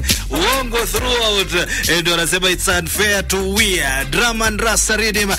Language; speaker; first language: English; non-native, local second language; Swahili